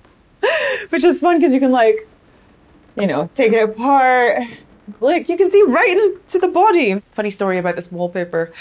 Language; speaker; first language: English; native; English